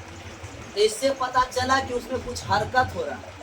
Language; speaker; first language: Hindi; native; Hindi